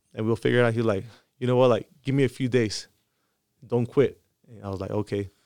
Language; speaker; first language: English; early bilingual, other home language; Spanish